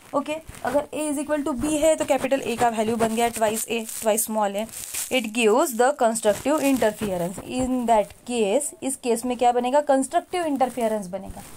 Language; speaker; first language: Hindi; non-native, local second language; Marathi